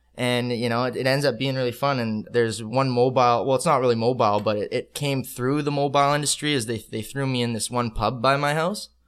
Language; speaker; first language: English; native; English